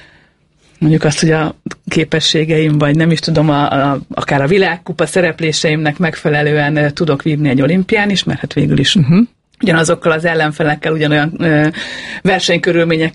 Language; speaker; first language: Hungarian; native; Hungarian